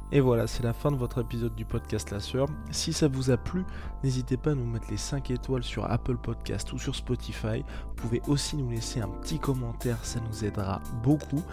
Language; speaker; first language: French; native; French